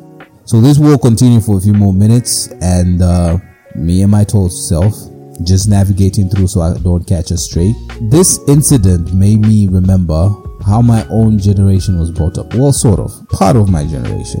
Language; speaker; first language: English; non-native, local second language; Shona